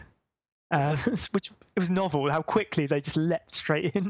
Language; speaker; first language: English; native; English